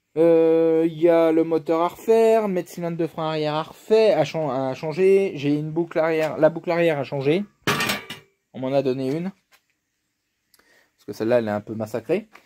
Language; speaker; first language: French; native; French